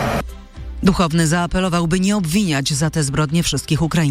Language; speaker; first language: Polish; native; Polish